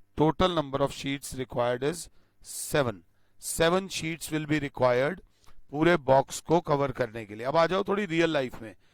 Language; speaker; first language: Hindi; native; Hindi